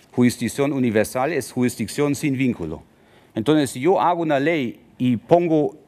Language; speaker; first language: Spanish; non-native, fluent; German